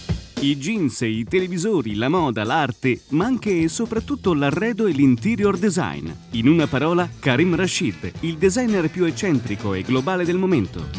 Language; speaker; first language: Italian; native; Italian